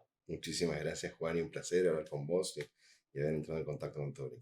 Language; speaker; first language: Spanish; native; Spanish